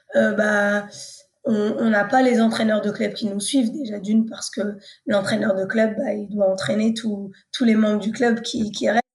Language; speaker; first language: French; native; French